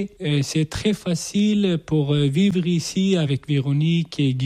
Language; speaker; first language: French; non-native, learner; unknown